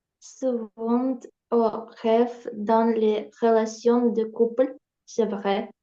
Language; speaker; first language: French; non-native, learner; Ukrainian